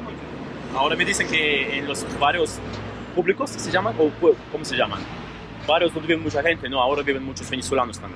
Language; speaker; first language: Spanish; non-native, learner; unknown